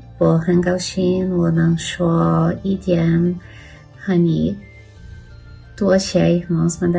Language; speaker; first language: Chinese; non-native, learner; Portuguese